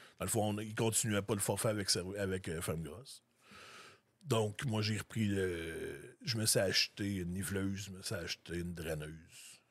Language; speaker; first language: French; native; French